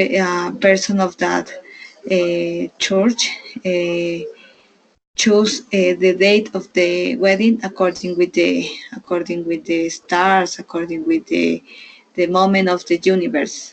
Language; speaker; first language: English; non-native, learner; Spanish